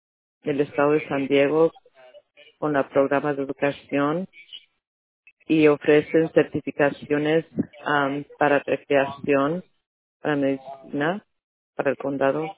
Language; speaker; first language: Spanish; early bilingual, heritage; Spanish